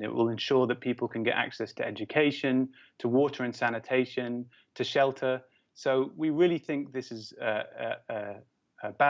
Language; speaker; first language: English; native; English